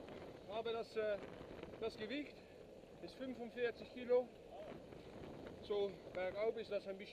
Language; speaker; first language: German; non-native, learner; Dutch